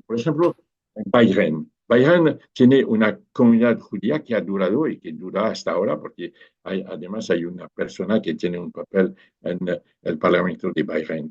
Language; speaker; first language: Spanish; non-native, fluent; French